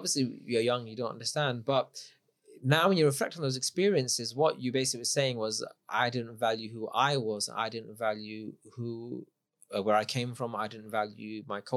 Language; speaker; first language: English; native; English